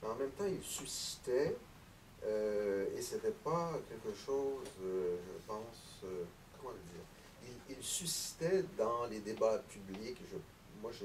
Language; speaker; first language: French; native; French